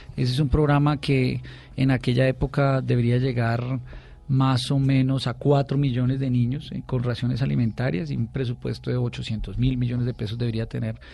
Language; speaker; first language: Spanish; native; Spanish